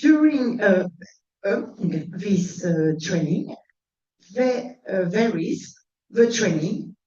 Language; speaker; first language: English; non-native, fluent; French